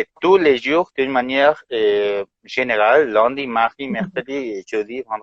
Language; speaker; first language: French; non-native, fluent; Spanish